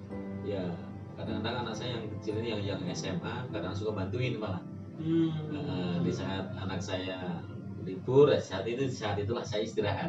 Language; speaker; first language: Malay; non-native, local second language; Javanese